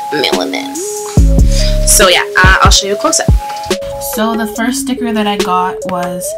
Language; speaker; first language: English; native; English